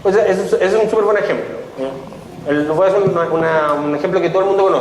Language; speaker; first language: Spanish; native; Spanish